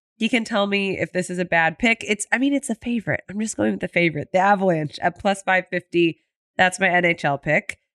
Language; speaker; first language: English; native; English